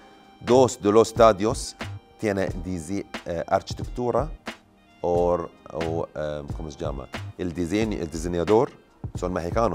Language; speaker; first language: Spanish; non-native, learner; Arabic